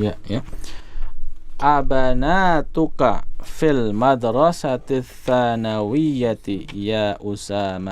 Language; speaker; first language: Arabic; non-native, fluent; Indonesian